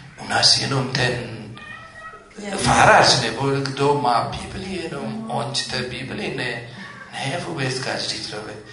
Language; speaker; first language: Czech; non-native, fluent; Amharic